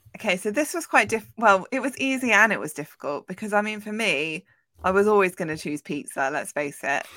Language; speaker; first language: English; native; English